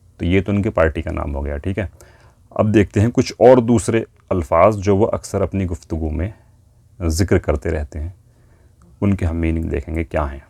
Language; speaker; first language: Urdu; native; Urdu